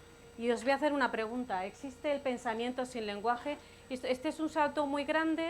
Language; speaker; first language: Spanish; native; Spanish